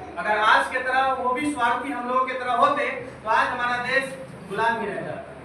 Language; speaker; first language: Hindi; native; Hindi